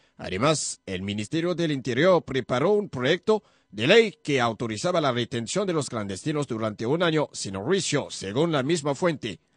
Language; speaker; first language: Spanish; non-native, fluent; French